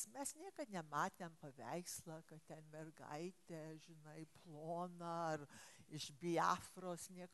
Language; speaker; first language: Lithuanian; early bilingual, heritage; English